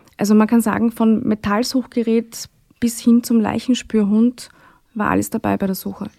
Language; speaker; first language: German; native; German